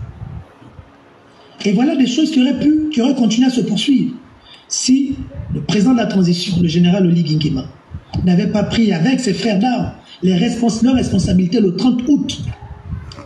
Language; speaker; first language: French; native; French